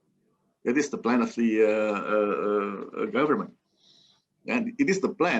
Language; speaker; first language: English; non-native, learner; Indonesian